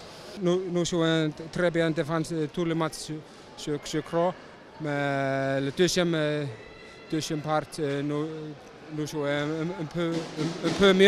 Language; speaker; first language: French; non-native, learner; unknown